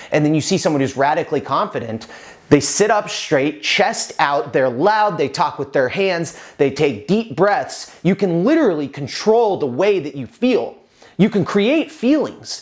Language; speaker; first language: English; native; English